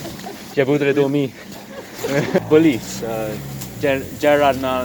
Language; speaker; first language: French; non-native, learner; English